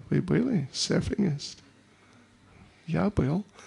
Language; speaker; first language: Russian; non-native, learner; English